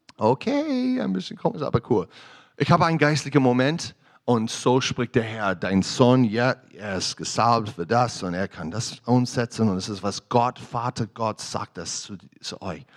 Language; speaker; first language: German; non-native, fluent; English